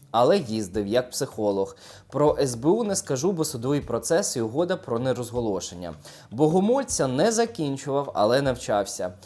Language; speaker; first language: Ukrainian; native; Ukrainian